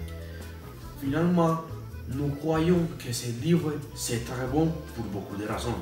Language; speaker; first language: French; non-native, learner; Spanish